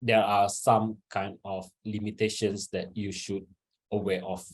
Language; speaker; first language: English; non-native, local second language; Malay